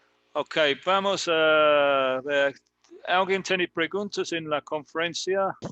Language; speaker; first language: Spanish; non-native, fluent; English